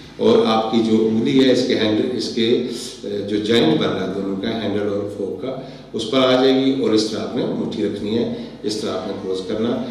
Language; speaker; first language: Urdu; non-native, local second language; Pahari-Potwari